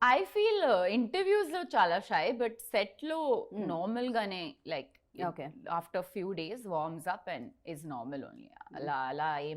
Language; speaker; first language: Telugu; non-native, learner; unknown